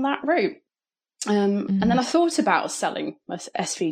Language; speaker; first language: English; native; English